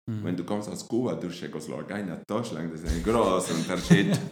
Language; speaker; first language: German; non-native, fluent; Spanish